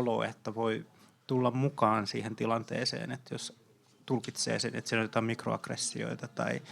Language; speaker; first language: Finnish; native; Finnish